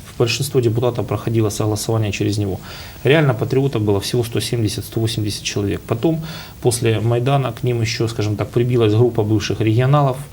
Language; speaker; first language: Russian; native; Russian